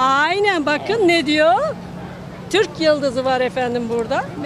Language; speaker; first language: Turkish; native; Turkish